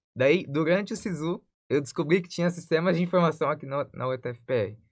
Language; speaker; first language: Portuguese; native; Portuguese